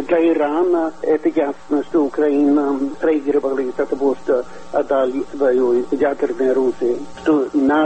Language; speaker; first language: Russian; non-native, fluent; Swedish